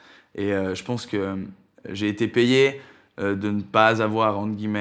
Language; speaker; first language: French; native; French